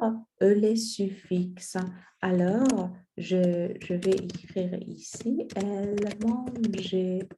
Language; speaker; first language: French; non-native, fluent; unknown